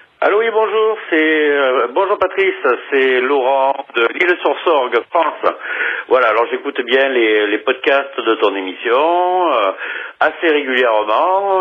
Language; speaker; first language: French; native; French